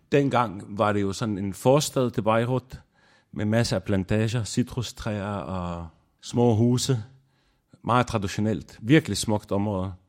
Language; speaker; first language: Danish; non-native, fluent; Arabic